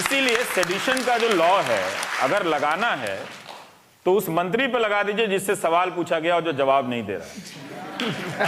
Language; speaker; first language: Hindi; native; Hindi